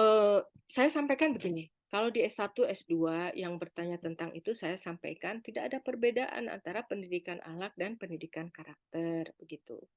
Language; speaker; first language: Indonesian; native; Indonesian